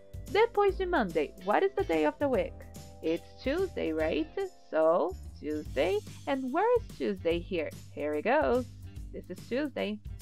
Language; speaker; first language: English; non-native, fluent; Portuguese